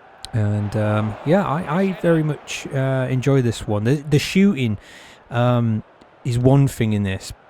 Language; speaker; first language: English; native; English